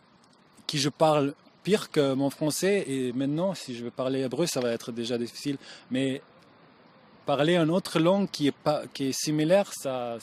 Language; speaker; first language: French; non-native, learner; German